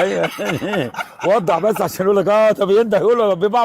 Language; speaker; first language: Arabic; native; Arabic